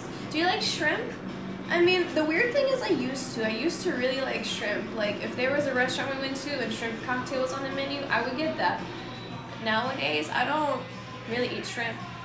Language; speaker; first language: English; early bilingual, other home language; Korean